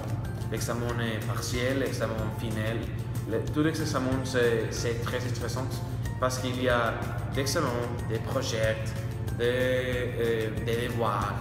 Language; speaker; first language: French; non-native, learner; Spanish